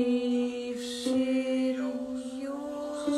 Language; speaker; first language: Russian; native; Russian